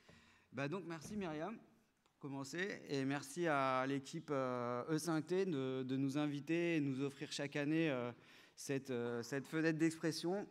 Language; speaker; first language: French; native; French